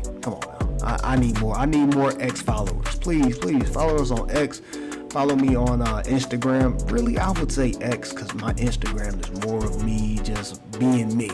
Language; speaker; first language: English; native; English